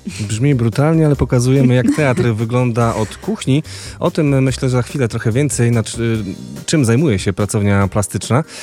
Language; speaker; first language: Polish; native; Polish